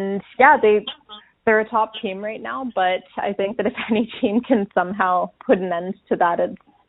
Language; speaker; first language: English; native; English